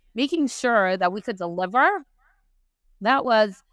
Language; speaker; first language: English; native; English